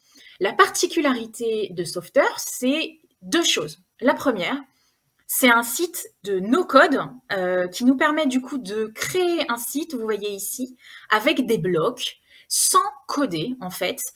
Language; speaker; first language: French; native; French